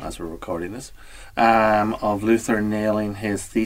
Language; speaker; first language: English; native; English